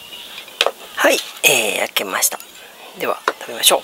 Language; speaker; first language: Japanese; native; Japanese